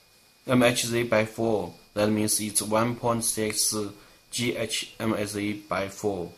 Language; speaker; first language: English; non-native, learner; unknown